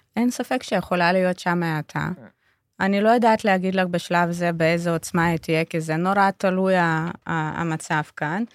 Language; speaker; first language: Hebrew; native; Hebrew